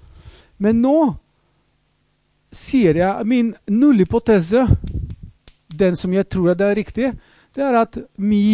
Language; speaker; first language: Norwegian; non-native, fluent; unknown